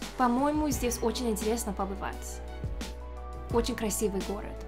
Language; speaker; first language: Russian; non-native, learner; English